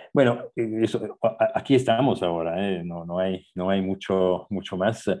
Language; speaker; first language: Spanish; non-native, fluent; Italian